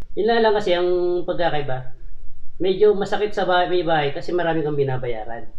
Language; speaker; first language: Filipino; non-native, local second language; Cebuano